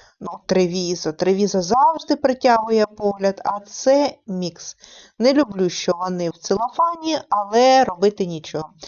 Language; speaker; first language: Ukrainian; native; Ukrainian